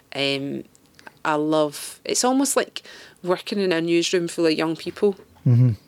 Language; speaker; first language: English; native; English